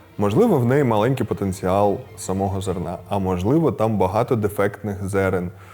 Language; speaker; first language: Ukrainian; non-native, local second language; Russian